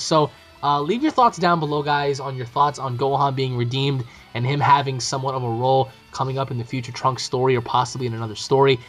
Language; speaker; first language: English; native; English